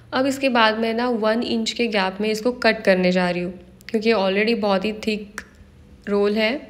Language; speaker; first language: Hindi; non-native, local second language; Marathi